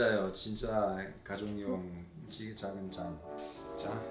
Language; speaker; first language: Korean; non-native, learner; Italian